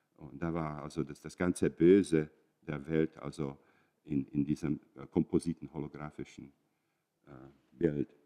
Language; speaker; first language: German; non-native, fluent; Czech